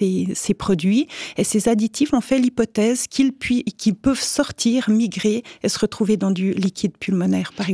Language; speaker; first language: French; native; French